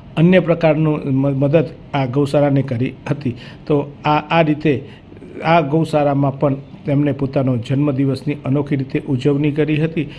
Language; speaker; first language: Gujarati; native; Gujarati